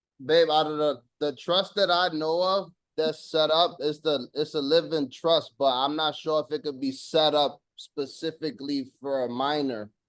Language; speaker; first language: English; native; English